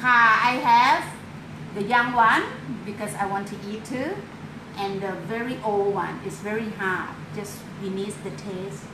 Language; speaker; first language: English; non-native, learner; Thai